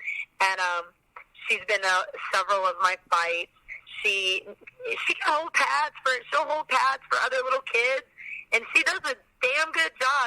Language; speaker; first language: English; native; English